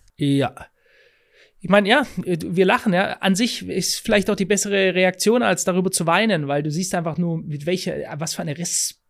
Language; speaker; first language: German; native; German